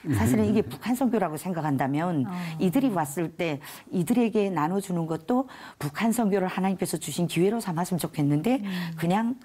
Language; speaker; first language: Korean; native; Korean